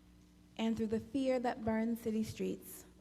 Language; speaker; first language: English; native; English